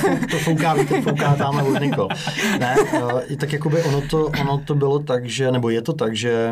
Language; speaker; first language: Czech; native; Czech